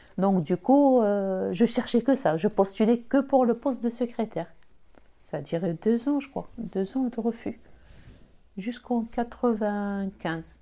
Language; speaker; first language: French; non-native, local second language; Arabic